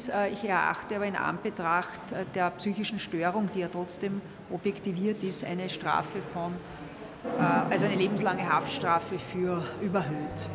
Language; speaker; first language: German; native; German